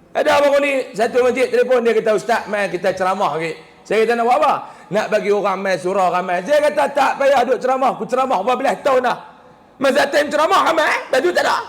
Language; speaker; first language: Malay; native; Malay